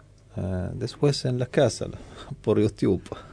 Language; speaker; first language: Spanish; non-native, learner; Arabic